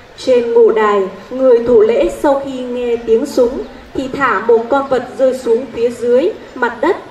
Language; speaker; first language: Vietnamese; native; Vietnamese